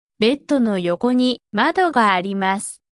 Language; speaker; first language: Japanese; non-native, fluent; Korean